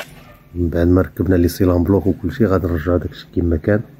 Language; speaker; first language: Arabic; native; Arabic